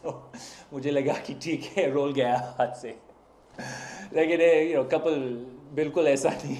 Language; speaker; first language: Hindi; non-native, fluent; English